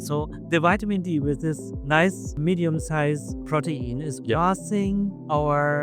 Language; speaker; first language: English; non-native, fluent; German